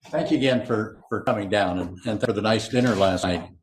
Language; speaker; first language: English; native; English